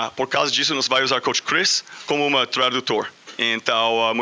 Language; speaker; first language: Portuguese; non-native, learner; English